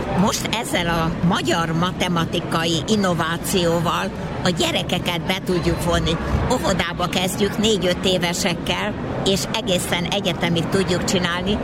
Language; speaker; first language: Hungarian; early bilingual, heritage; Hungarian